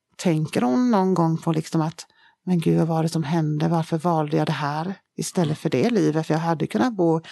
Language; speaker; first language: Swedish; native; Swedish